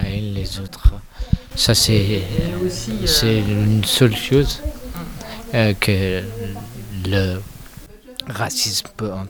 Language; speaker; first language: French; non-native, learner; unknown